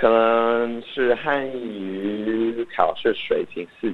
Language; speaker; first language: Chinese; non-native, learner; English